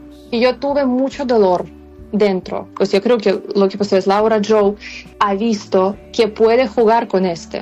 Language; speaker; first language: Spanish; non-native, fluent; Ukrainian